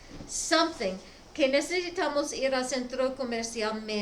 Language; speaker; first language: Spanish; non-native, fluent; English